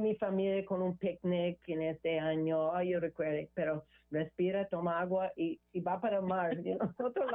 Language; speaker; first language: Spanish; non-native, learner; English